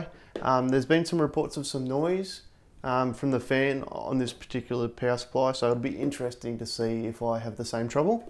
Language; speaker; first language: English; native; English